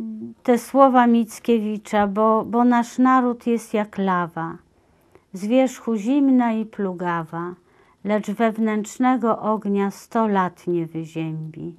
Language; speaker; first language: Polish; native; Polish